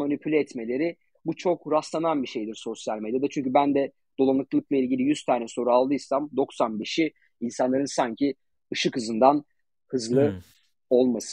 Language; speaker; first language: Turkish; native; Turkish